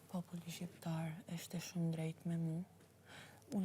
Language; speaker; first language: Albanian; non-native, learner; Romanian